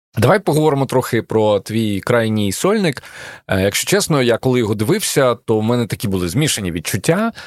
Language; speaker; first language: Ukrainian; native; Ukrainian